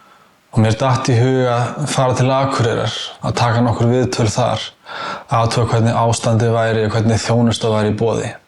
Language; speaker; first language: Icelandic; native; Icelandic